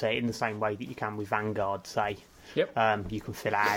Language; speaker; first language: English; native; English